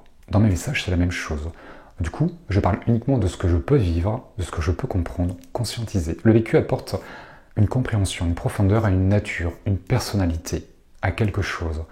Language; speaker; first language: French; native; French